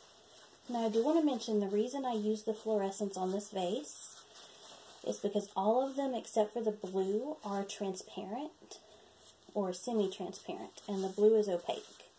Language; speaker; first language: English; native; English